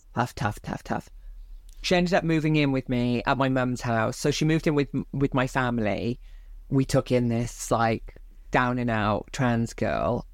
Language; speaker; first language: English; native; English